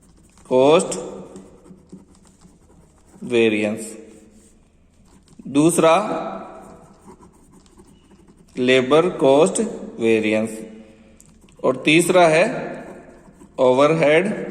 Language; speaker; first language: Hindi; native; Hindi